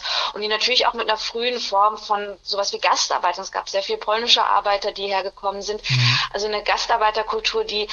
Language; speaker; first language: German; native; German